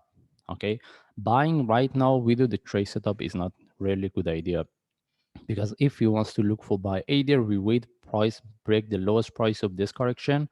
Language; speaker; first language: English; non-native, fluent; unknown